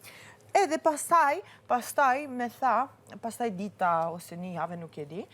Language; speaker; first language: Albanian; early bilingual, heritage; Albanian